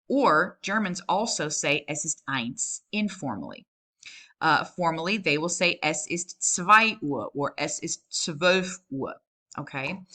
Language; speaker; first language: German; non-native, fluent; English